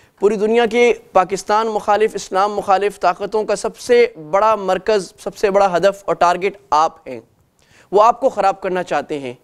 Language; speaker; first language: Urdu; native; Urdu